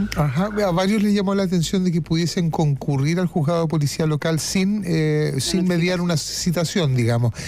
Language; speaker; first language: Spanish; native; Spanish